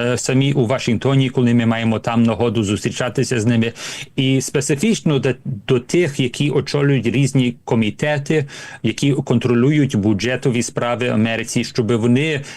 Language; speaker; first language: Ukrainian; early bilingual, heritage; Ukrainian